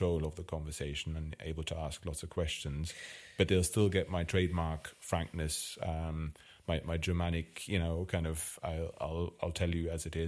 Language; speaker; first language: English; non-native, fluent; German